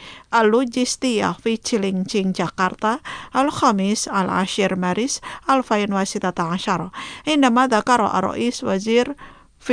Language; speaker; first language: Arabic; non-native, fluent; Indonesian